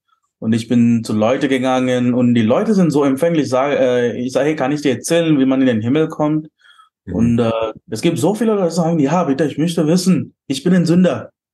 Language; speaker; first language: German; non-native, fluent; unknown